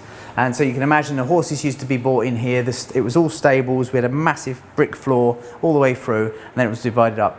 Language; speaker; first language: English; native; English